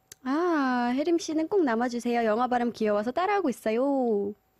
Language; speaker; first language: Korean; early bilingual, heritage; Korean